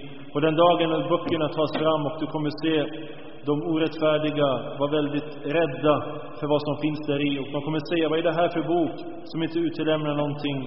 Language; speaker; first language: Swedish; early bilingual, other home language; Arabic